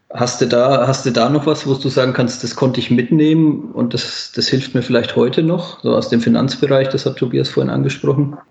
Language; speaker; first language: German; native; German